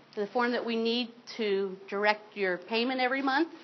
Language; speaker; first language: English; native; English